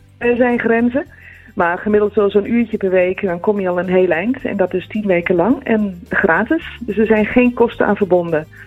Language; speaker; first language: Dutch; native; Dutch